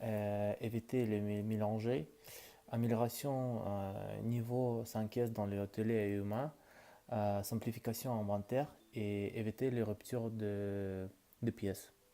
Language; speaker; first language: French; non-native, learner; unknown